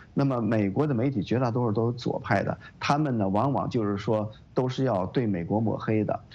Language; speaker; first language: Chinese; native; Chinese